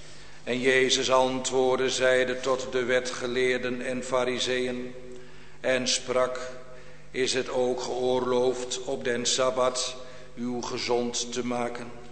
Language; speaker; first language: Dutch; native; Dutch